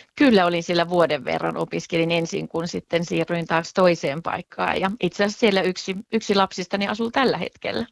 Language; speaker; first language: Finnish; native; Finnish